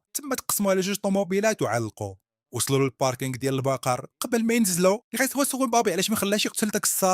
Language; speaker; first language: Arabic; native; Arabic